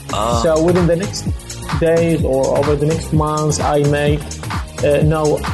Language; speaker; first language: English; non-native, fluent; Arabic